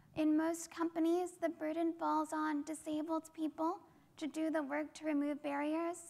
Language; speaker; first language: English; native; English